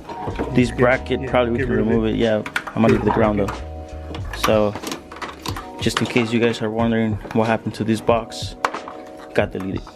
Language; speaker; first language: English; native; English